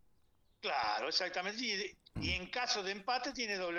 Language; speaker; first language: Spanish; native; Spanish